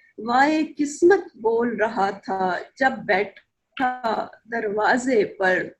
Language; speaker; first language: Urdu; non-native, local second language; Punjabi